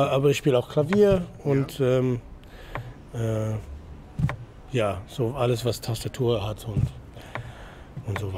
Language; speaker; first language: German; non-native, fluent; English